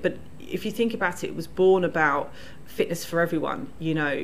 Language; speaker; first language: English; native; English